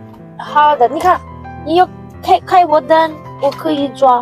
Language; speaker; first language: Chinese; non-native, learner; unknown